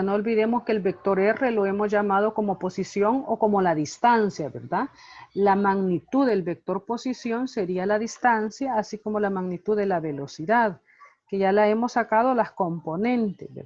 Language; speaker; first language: Spanish; native; Spanish